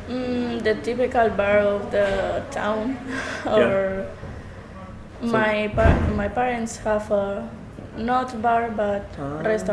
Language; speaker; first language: English; non-native, learner; Spanish